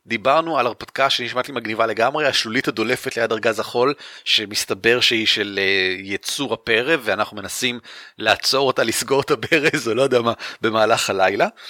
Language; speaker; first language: Hebrew; native; Hebrew